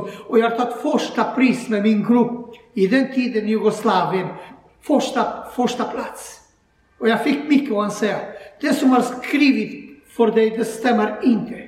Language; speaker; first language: Swedish; non-native, learner; Croatian